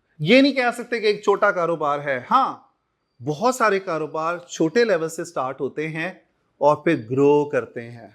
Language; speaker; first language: Urdu; non-native, local second language; Punjabi